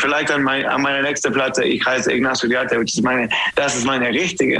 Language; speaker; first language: German; non-native, fluent; English